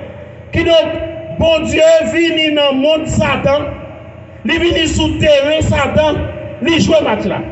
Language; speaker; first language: French; non-native, local second language; Haitian Creole